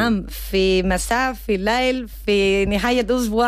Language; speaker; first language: Arabic; non-native, learner; Spanish